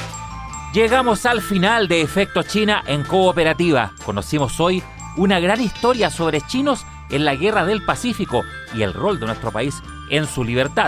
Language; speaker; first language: Spanish; native; Spanish